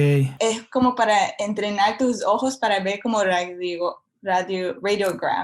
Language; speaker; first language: Spanish; early bilingual, heritage; Spanish